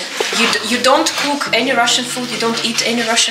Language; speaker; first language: English; non-native, fluent; Russian